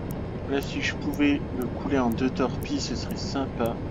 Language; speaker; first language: French; native; French